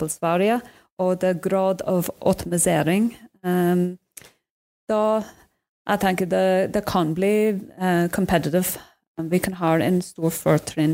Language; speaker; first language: Norwegian; non-native, fluent; English